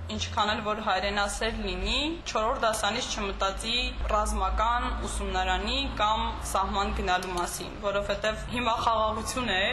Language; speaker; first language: Armenian; native; Armenian